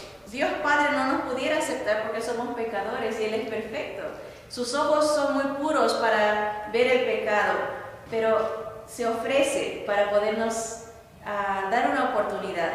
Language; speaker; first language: Spanish; native; Spanish